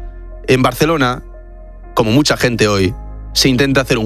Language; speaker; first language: Spanish; native; Spanish